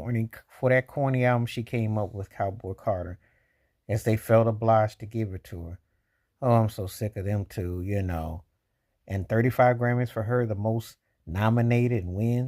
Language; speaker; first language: English; native; English